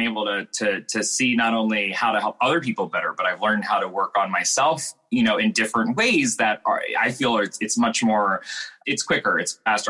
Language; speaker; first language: English; native; English